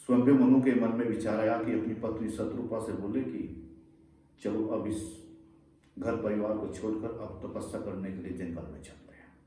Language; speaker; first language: Hindi; native; Hindi